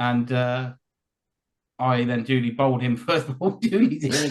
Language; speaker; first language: English; native; English